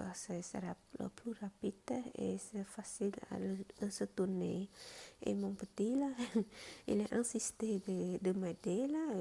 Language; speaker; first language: French; non-native, fluent; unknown